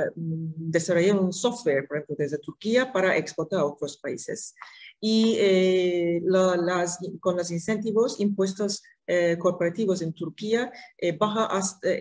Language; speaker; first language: Spanish; non-native, fluent; Turkish